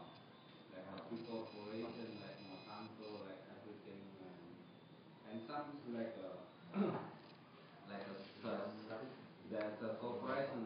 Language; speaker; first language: English; non-native, learner; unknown